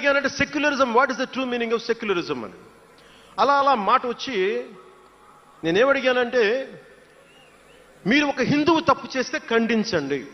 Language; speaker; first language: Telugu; native; Telugu